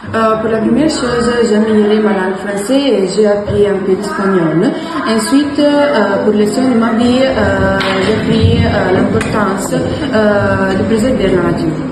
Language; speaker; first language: French; non-native, learner; Italian